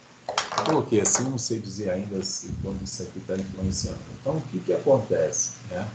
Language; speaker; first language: Portuguese; native; Portuguese